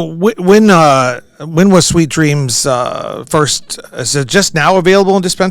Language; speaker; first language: English; native; English